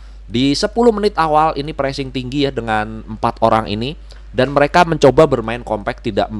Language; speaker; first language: Indonesian; native; Indonesian